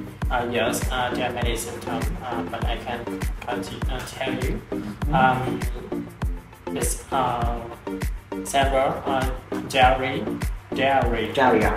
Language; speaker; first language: English; non-native, learner; Vietnamese